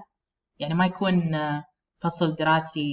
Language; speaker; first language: Arabic; native; Arabic